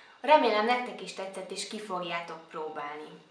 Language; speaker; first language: Hungarian; native; Hungarian